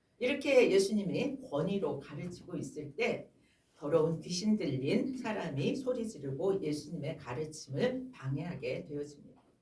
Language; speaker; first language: Korean; native; Korean